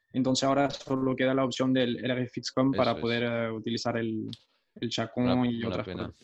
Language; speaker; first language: Spanish; non-native, fluent; French